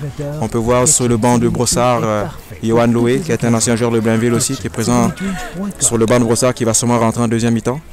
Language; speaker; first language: French; native; French